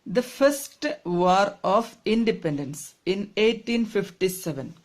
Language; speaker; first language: English; non-native, local second language; Malayalam